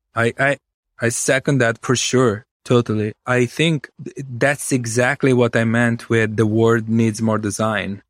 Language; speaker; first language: English; non-native, fluent; Italian